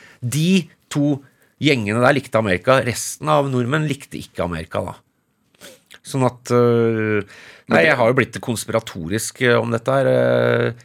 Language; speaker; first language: Norwegian; early bilingual, other home language; English